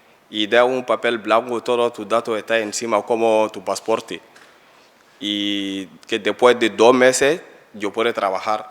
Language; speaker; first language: Spanish; non-native, learner; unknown